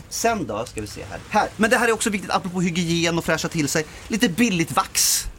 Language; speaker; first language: Swedish; native; Swedish